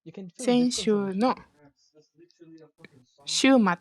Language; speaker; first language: Japanese; non-native, fluent; Malay